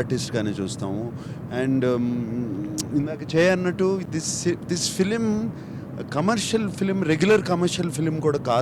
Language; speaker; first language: Telugu; native; Telugu